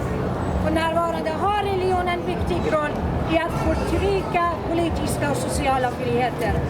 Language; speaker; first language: Swedish; non-native, fluent; Persian